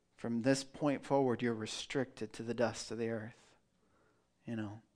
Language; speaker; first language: English; native; English